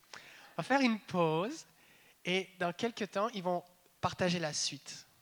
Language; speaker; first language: French; native; French